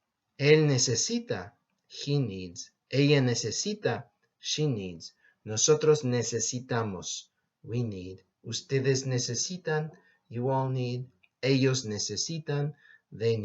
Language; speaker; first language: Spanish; non-native, fluent; English